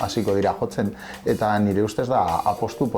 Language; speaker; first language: Basque; non-native, local second language; Spanish